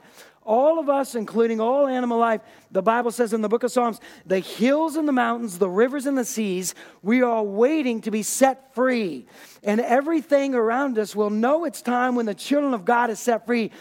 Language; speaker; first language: English; native; English